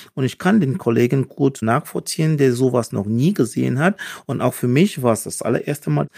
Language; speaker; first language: German; non-native, fluent; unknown